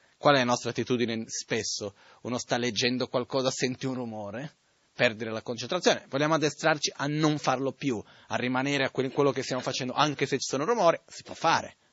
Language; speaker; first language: Italian; non-native, fluent; Portuguese